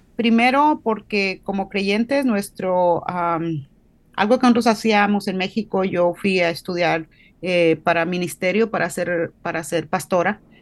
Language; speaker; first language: Spanish; native; Spanish